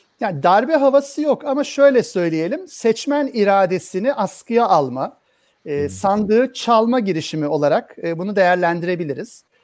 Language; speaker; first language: Turkish; native; Turkish